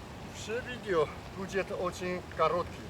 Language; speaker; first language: Russian; non-native, learner; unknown